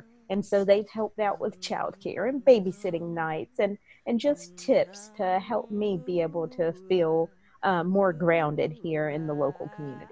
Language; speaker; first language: English; native; English